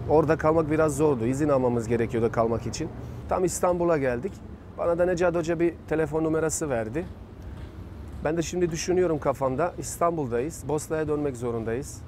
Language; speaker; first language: Turkish; non-native, fluent; Bosnian